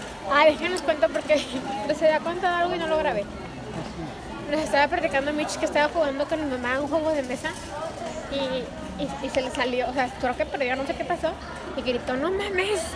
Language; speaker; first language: Spanish; native; Spanish